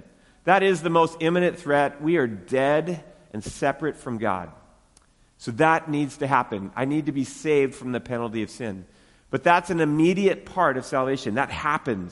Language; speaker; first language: English; native; English